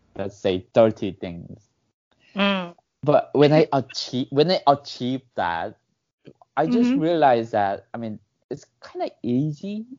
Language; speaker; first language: English; non-native, fluent; Korean